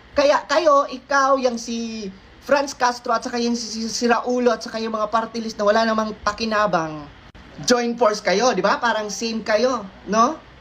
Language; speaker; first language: Filipino; non-native, local second language; Cebuano